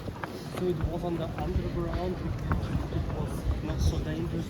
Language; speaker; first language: English; non-native, learner; German